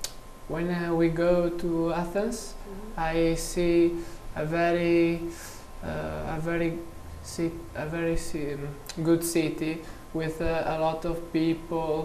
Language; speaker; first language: English; non-native, learner; Italian